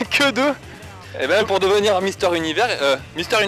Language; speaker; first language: French; native; French